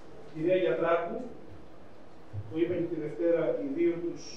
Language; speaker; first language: Greek; native; Greek